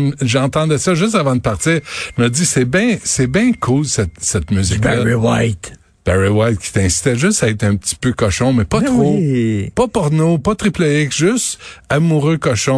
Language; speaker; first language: French; native; French